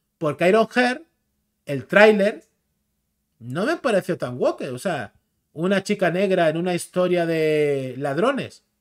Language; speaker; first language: Spanish; native; Spanish